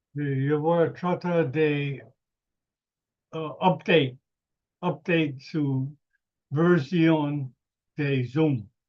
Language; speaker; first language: Spanish; non-native, learner; English